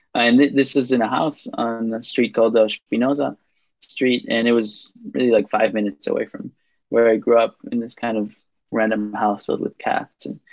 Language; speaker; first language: English; non-native, fluent; Hebrew